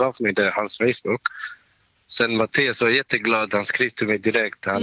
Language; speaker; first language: Swedish; non-native, learner; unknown